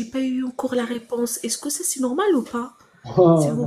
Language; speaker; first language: French; non-native, fluent; Arabic